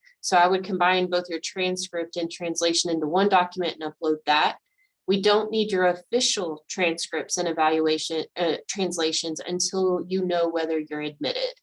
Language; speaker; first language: English; native; English